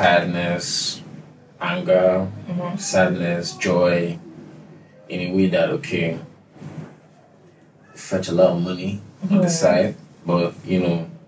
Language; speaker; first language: English; non-native, local second language; Igbo